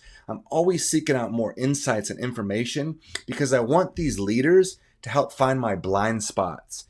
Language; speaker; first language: English; native; English